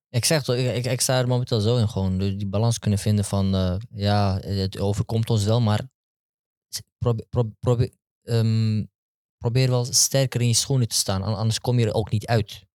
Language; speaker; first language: Dutch; early bilingual, other home language; Turkish